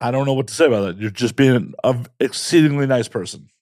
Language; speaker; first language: English; native; English